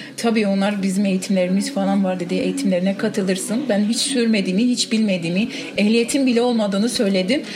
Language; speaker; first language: Turkish; non-native, local second language; Kurdish